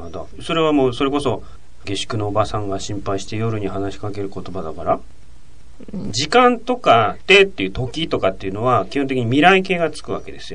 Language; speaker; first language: Japanese; native; Japanese